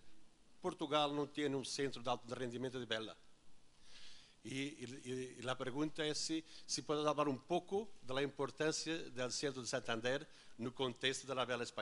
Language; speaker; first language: Spanish; non-native, learner; Portuguese